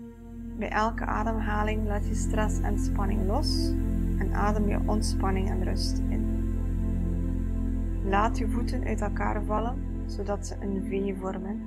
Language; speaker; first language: Dutch; native; Dutch